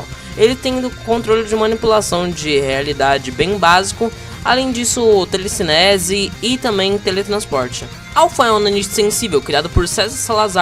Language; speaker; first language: Portuguese; native; Portuguese